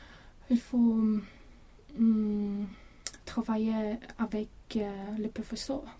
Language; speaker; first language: French; non-native, learner; Latvian